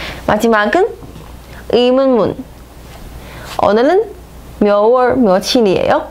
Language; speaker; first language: Korean; non-native, fluent; Chinese